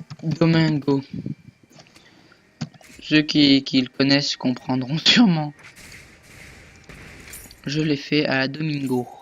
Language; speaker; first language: French; native; French